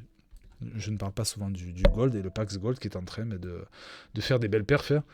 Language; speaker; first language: French; native; French